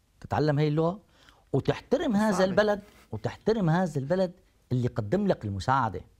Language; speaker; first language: Arabic; native; Arabic